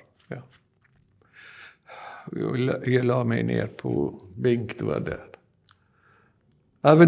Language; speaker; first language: Swedish; non-native, learner; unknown